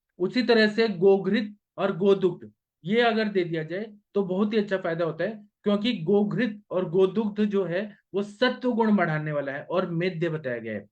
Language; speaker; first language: Hindi; non-native, local second language; Marathi